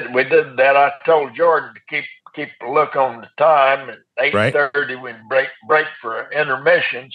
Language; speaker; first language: English; native; English